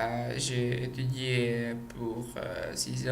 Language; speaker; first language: French; non-native, learner; Czech